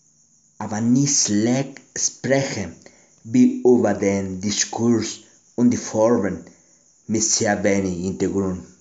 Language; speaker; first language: German; non-native, learner; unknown